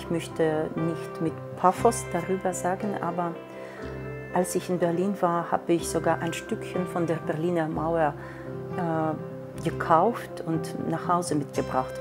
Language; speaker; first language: German; non-native, fluent; Russian